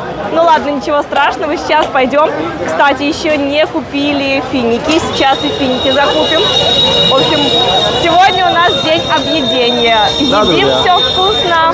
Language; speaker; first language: Russian; native; Russian